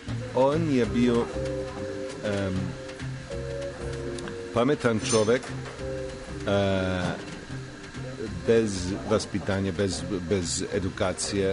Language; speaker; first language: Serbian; non-native, fluent; English